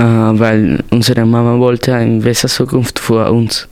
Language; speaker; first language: German; early bilingual, other home language; Spanish